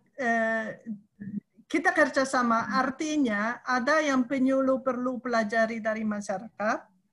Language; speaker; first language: Indonesian; non-native, fluent; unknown